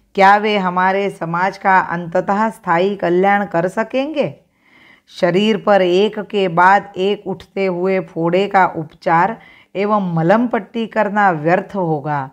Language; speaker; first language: Hindi; non-native, local second language; Marathi